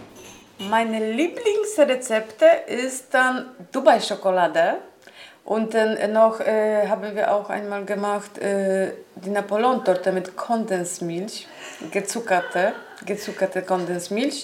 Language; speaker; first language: German; non-native, fluent; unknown